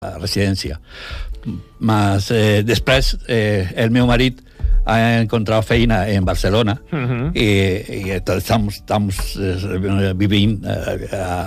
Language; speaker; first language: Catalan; non-native, learner; Spanish